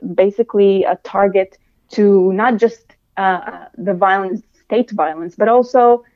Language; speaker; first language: English; non-native, fluent; Arabic